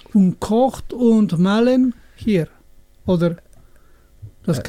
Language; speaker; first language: German; non-native, learner; Spanish